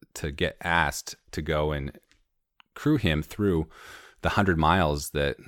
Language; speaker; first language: English; native; English